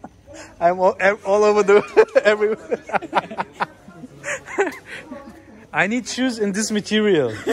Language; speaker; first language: English; non-native, fluent; German